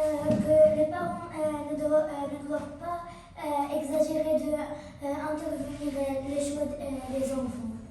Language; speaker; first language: French; non-native, learner; Arabic